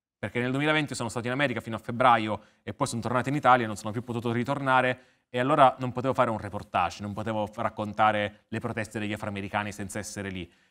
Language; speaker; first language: Italian; native; Italian